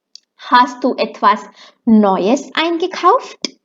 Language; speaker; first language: German; non-native, fluent; Hindi